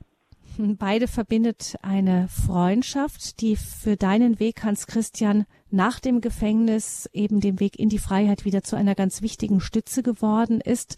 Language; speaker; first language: German; native; German